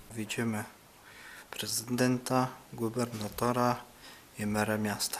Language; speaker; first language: Polish; non-native, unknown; Russian